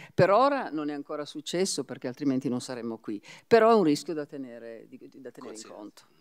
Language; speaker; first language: Italian; non-native, fluent; Spanish